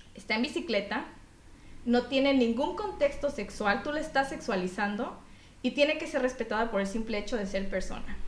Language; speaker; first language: Spanish; native; Spanish